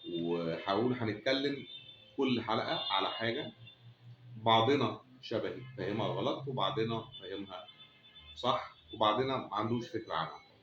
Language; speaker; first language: Arabic; native; Arabic